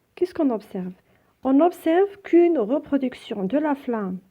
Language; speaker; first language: French; non-native, local second language; Arabic